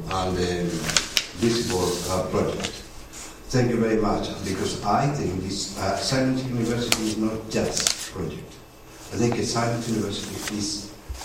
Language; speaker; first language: English; non-native, fluent; Spanish